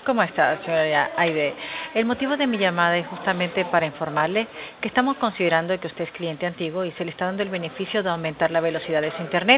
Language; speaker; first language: Spanish; native; Spanish